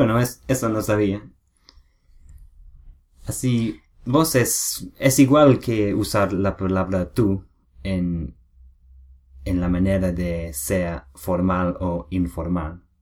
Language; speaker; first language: Spanish; non-native, learner; English